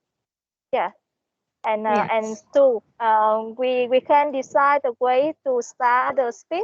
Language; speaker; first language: English; non-native, learner; Vietnamese